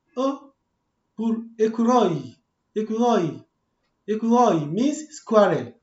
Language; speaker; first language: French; non-native, fluent; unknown